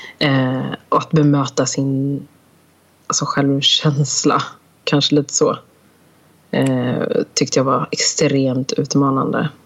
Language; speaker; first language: Swedish; early bilingual, other home language; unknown